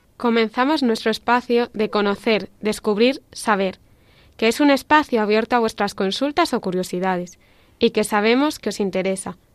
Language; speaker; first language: Spanish; native; Spanish